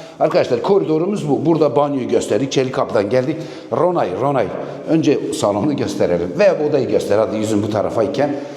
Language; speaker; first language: Turkish; native; Turkish